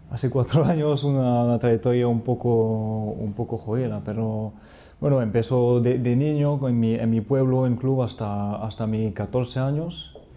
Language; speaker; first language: Spanish; non-native, fluent; French